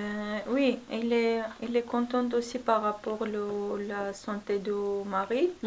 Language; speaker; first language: French; non-native, learner; Armenian